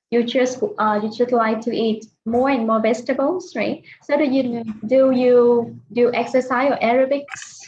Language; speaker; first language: English; non-native, fluent; Vietnamese